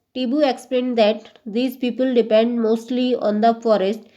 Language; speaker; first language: English; non-native, local second language; Hindi